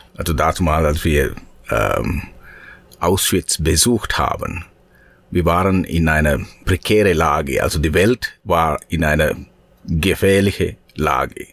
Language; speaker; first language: German; non-native, fluent; Sinhala